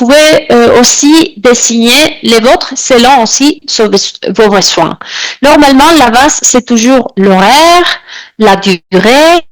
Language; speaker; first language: French; non-native, fluent; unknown